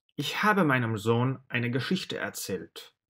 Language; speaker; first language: German; non-native, fluent; Russian